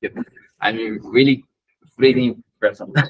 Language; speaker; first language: English; non-native, learner; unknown